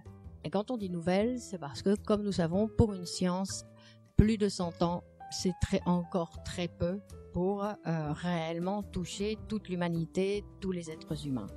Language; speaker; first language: French; native; French